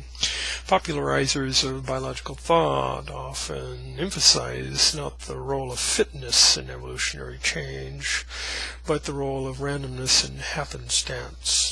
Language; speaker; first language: English; native; English